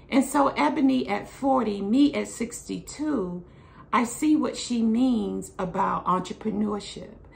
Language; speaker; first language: English; native; English